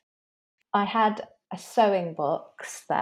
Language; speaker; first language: English; native; English